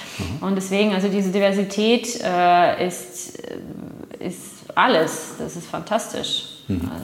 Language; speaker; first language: German; non-native, fluent; Russian